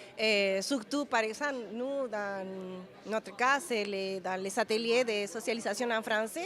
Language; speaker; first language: French; non-native, fluent; Spanish